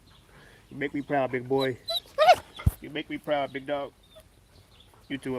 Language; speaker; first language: English; native; English